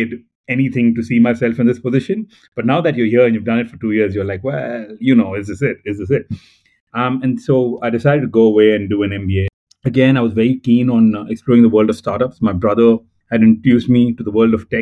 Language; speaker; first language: English; non-native, local second language; Telugu